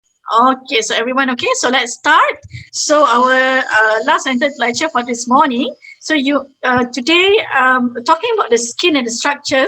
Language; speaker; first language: English; non-native, fluent; Malay